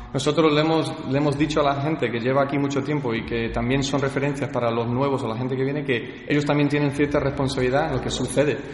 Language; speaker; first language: Spanish; early bilingual, heritage; Spanish